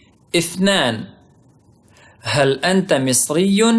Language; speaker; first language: Arabic; non-native, fluent; Pashto